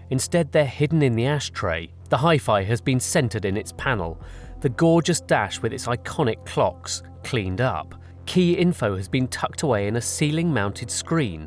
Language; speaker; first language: English; native; English